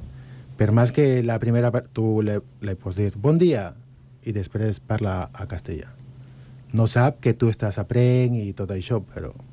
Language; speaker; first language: Catalan; non-native, learner; Spanish